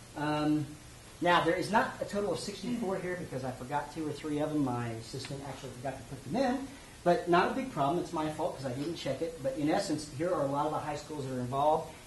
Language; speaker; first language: English; native; English